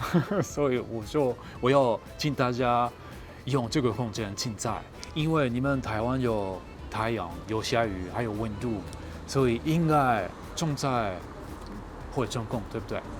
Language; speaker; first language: Chinese; non-native, fluent; French